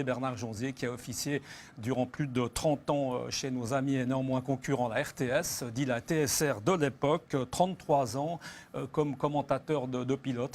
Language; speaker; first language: French; native; French